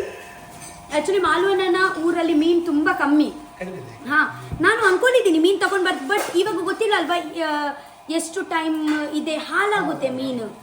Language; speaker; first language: Kannada; non-native, local second language; Tulu